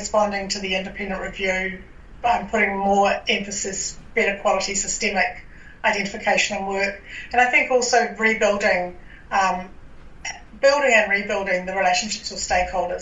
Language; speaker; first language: English; native; English